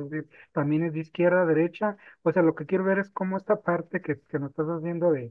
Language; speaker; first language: Spanish; native; Spanish